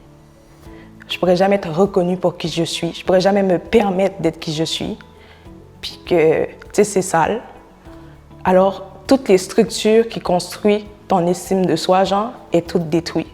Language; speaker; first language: French; non-native, local second language; Haitian Creole